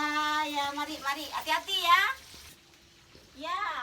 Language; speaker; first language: Indonesian; non-native, local second language; Javanese